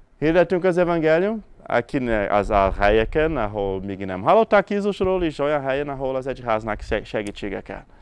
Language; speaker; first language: Hungarian; non-native, fluent; Portuguese